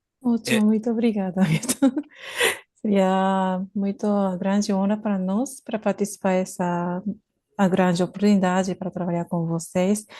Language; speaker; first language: Portuguese; non-native, learner; Japanese